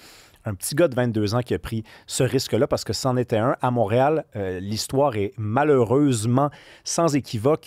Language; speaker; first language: French; native; French